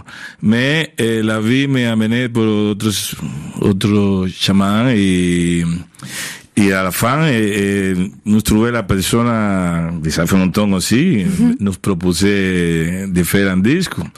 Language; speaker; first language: French; non-native, fluent; Spanish